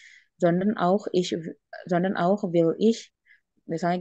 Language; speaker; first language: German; non-native, fluent; Indonesian